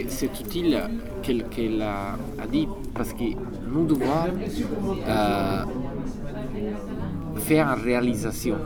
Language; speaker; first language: French; non-native, learner; Italian